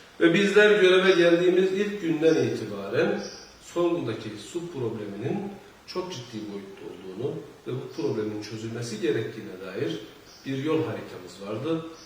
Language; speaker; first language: Turkish; native; Turkish